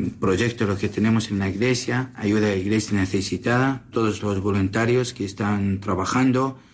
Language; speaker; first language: Spanish; non-native, learner; Assyrian Neo-Aramaic